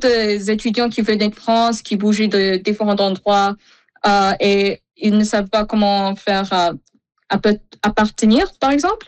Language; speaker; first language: French; non-native, fluent; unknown